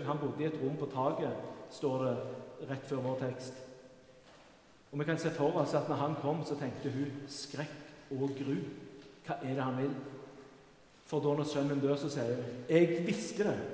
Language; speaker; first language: Norwegian; native; Norwegian